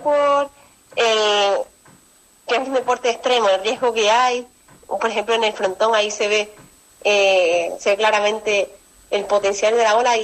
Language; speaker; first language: Spanish; native; Spanish